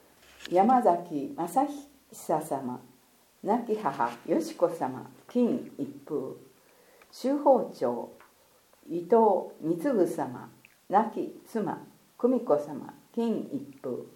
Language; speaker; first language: Japanese; native; Japanese